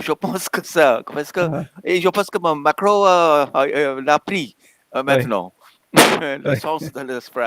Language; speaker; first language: French; non-native, fluent; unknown